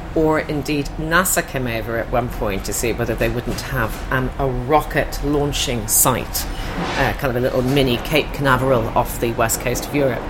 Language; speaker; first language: English; native; English